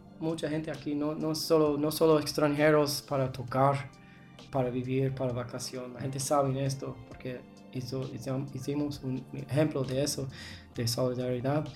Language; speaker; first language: Spanish; non-native, learner; English